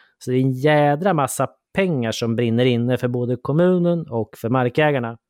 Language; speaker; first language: Swedish; native; Swedish